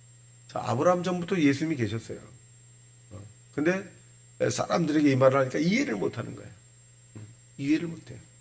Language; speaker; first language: Korean; native; Korean